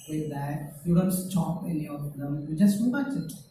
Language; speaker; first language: English; non-native, local second language; Malayalam